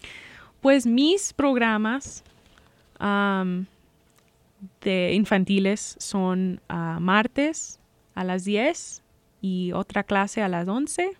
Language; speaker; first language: Spanish; early bilingual, heritage; Spanish